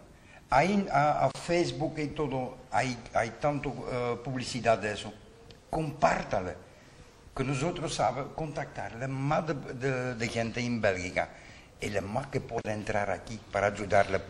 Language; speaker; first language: Spanish; non-native, learner; Dutch